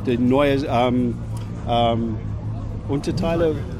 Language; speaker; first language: German; non-native, learner; English